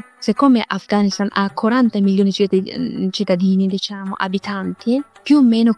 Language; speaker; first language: Italian; non-native, fluent; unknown